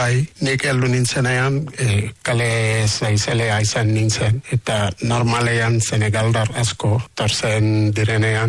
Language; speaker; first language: Basque; non-native, learner; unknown